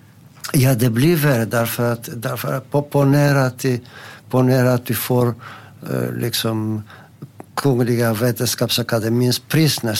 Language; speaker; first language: Swedish; non-native, fluent; Greek